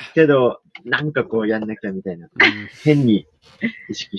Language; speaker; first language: Japanese; native; Japanese